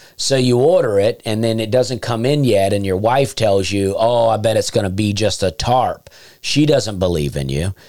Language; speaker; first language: English; native; English